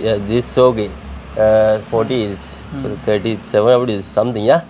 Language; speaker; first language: English; non-native, local second language; Tamil